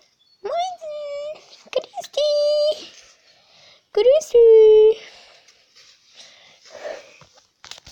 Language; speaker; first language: German; early bilingual, other home language; Hungarian